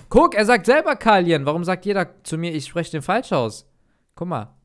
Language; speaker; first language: German; native; German